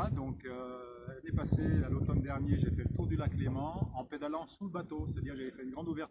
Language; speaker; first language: French; native; French